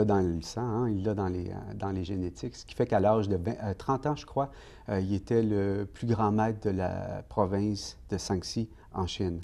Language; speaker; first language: French; native; French